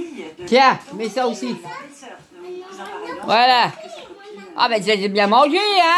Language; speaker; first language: French; native; French